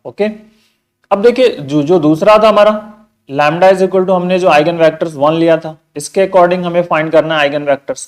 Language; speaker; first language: Hindi; native; Hindi